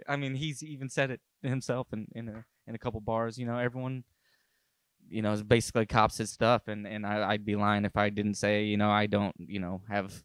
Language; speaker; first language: English; native; English